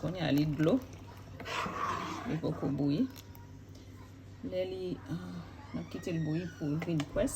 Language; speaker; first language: French; non-native, learner; Haitian Creole